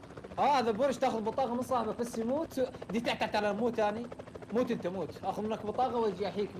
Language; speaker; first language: Arabic; native; Arabic